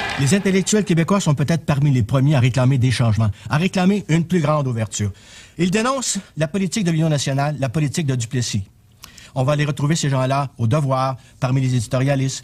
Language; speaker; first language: French; native; French